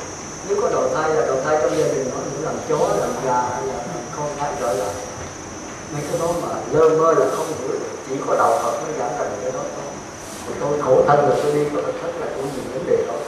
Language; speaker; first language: Vietnamese; native; Vietnamese